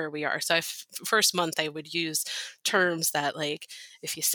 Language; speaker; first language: English; native; English